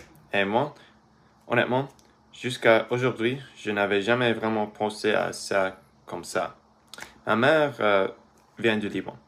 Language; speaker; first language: French; early bilingual, other home language; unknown